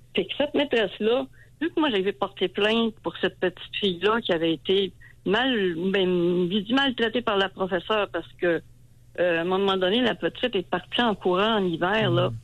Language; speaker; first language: French; native; French